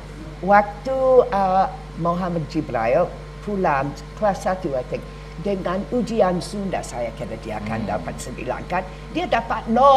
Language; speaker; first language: Indonesian; non-native, learner; English